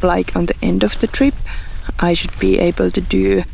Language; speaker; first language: English; non-native, fluent; Finnish